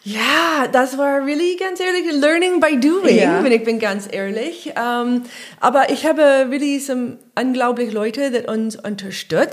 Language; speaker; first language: German; non-native, learner; English